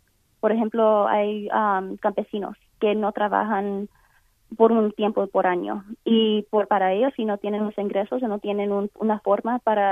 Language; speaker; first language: Spanish; early bilingual, heritage; Spanish